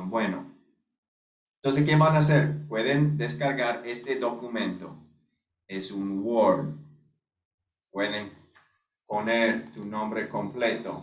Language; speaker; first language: Spanish; non-native, fluent; English